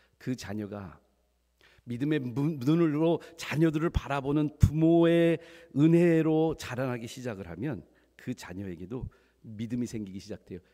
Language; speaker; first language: Korean; early bilingual, heritage; Korean